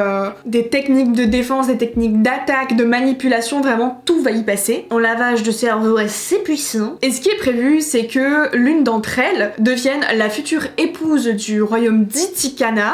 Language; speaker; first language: French; native; French